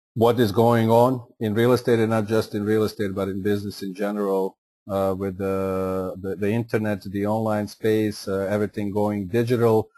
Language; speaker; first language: English; non-native, fluent; Croatian